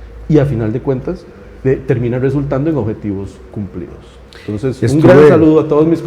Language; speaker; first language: Spanish; native; Spanish